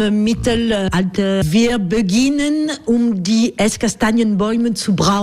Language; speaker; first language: German; non-native, learner; French